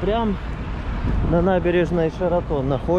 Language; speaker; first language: Russian; native; Russian